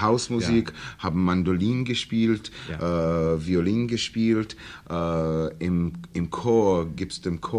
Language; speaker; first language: German; non-native, learner; English